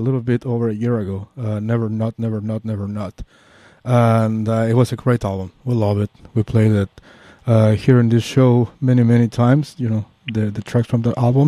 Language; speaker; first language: English; non-native, fluent; Spanish